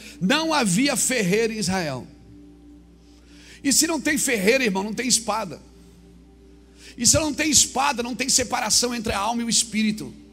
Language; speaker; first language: Portuguese; native; Portuguese